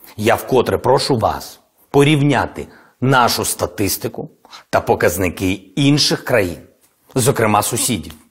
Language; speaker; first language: Ukrainian; non-native, local second language; Russian